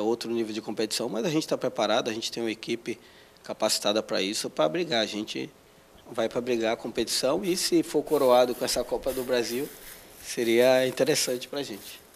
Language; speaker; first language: Portuguese; native; Portuguese